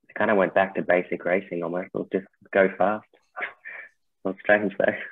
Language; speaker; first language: English; native; English